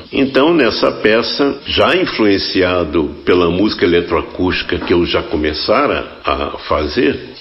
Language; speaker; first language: Portuguese; native; Portuguese